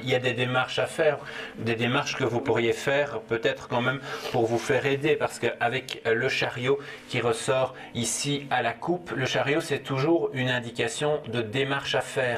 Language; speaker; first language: French; native; French